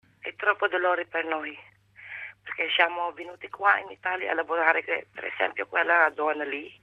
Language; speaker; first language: Italian; non-native, fluent; Filipino